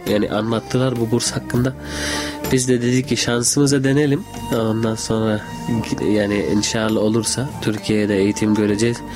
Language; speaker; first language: Turkish; non-native, fluent; Urdu